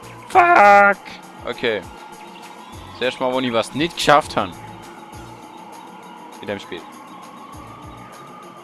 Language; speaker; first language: German; native; German